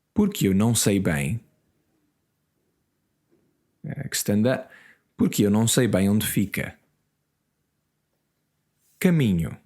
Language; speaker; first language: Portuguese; non-native, learner; English